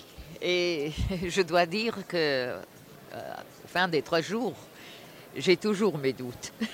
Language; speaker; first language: French; non-native, fluent; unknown